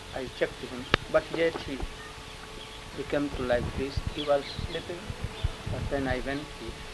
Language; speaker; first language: English; non-native, local second language; Hindi